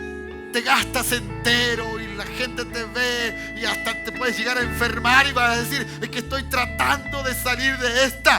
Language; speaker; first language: Spanish; native; Spanish